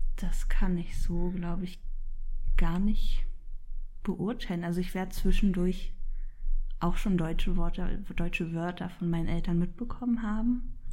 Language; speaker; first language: German; early bilingual, other home language; Polish